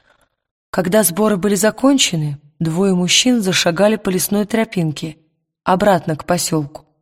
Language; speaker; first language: Russian; native; Russian